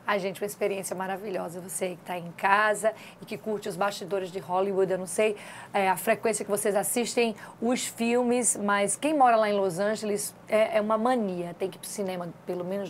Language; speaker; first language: Portuguese; native; Portuguese